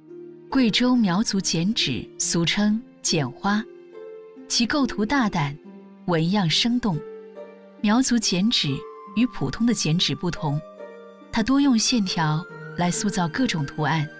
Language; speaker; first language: Chinese; native; Chinese